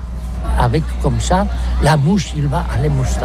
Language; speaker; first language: French; non-native, learner; Catalan